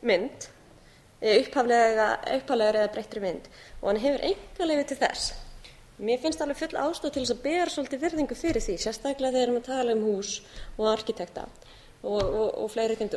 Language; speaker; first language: Icelandic; native; Icelandic